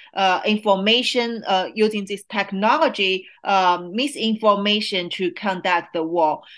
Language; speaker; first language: English; non-native, fluent; Chinese